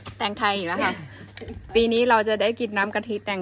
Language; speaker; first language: Thai; native; Thai